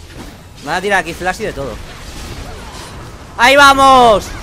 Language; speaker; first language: Spanish; native; Spanish